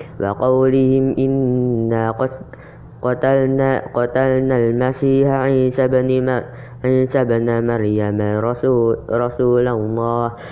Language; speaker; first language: Arabic; non-native, learner; Indonesian